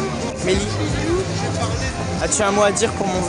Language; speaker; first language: French; native; French